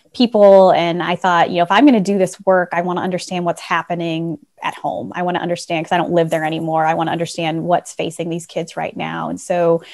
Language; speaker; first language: English; native; English